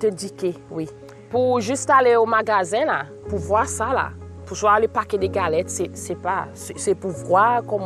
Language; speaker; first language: French; non-native, local second language; Seselwa Creole French